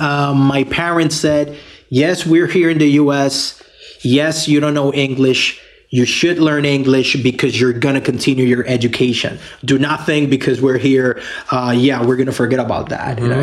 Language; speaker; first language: English; non-native, fluent; Spanish